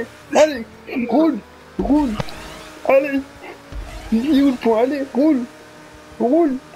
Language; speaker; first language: French; native; French